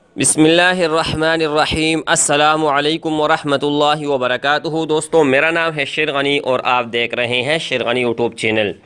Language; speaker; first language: Urdu; non-native, local second language; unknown